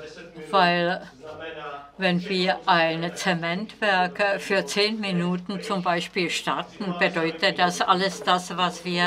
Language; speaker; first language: German; non-native, fluent; Czech